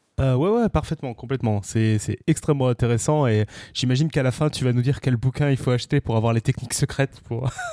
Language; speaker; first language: French; native; French